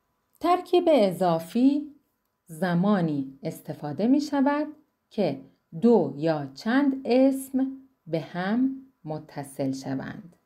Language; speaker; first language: Persian; non-native, fluent; Turkish